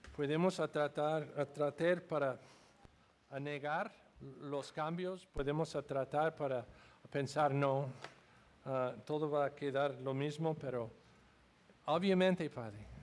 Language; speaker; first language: Spanish; non-native, learner; English